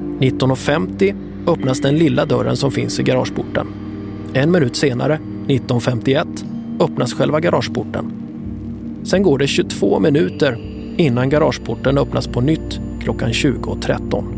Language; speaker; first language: Swedish; native; Swedish